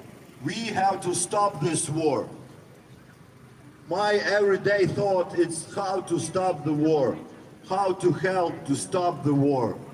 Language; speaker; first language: English; non-native, learner; Ukrainian